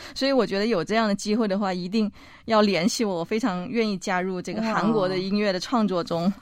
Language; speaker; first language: Chinese; native; Chinese